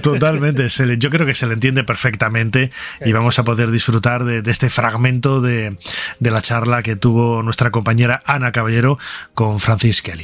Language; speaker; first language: Spanish; native; Spanish